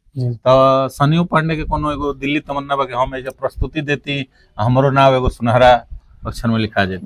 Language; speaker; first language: Bhojpuri; native; Bhojpuri